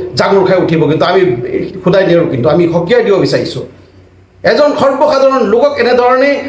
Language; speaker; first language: Assamese; non-native, local second language; Nepali